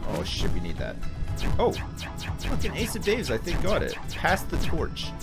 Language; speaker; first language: English; native; English